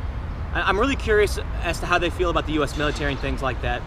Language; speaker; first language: English; native; English